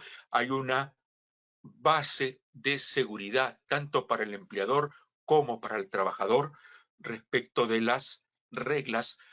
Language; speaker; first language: Spanish; native; Spanish